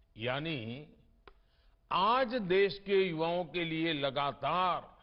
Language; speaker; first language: Hindi; non-native, local second language; Gujarati